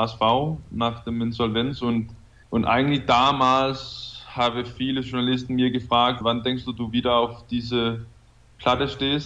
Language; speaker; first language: German; non-native, fluent; Danish